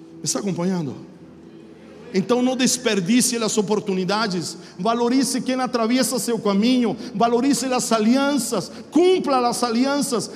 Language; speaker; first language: Portuguese; non-native, fluent; Spanish